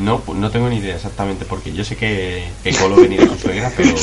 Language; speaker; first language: Spanish; native; Spanish